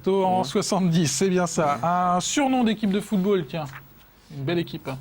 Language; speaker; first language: French; native; French